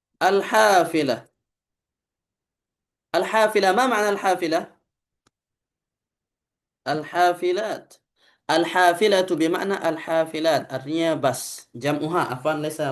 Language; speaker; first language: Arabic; non-native, fluent; Indonesian